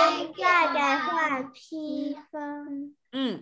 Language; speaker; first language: Chinese; early bilingual, heritage; Chinese